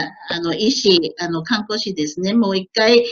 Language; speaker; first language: Japanese; non-native, fluent; Thai